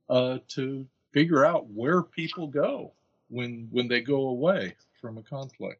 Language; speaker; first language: English; native; English